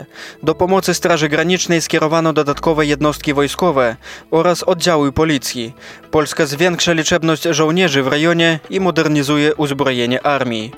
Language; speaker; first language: Polish; native; Polish